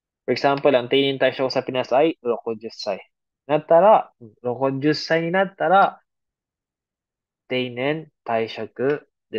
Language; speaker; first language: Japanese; non-native, fluent; Filipino